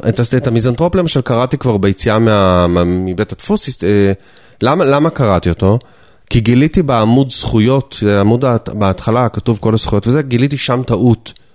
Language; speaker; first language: Hebrew; native; Hebrew